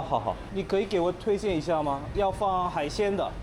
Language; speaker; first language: Chinese; non-native, fluent; Korean